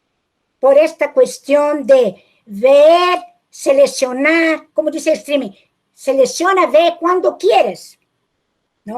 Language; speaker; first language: Spanish; non-native, fluent; Portuguese